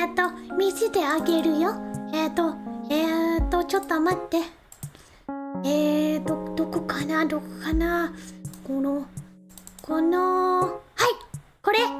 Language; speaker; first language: Japanese; non-native, learner; English